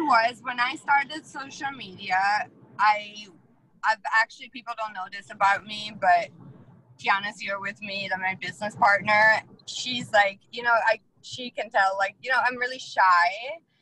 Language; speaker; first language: English; non-native, fluent; Italian